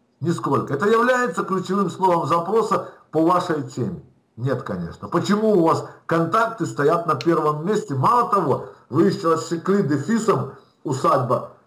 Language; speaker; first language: Russian; native; Russian